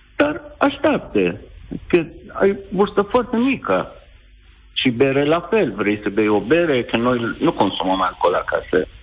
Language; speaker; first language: Romanian; non-native, fluent; Persian